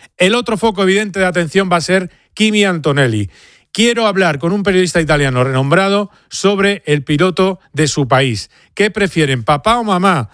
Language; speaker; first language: Spanish; native; Spanish